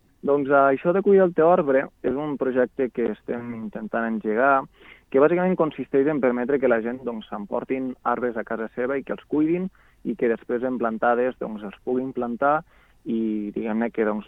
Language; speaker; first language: Catalan; native; Catalan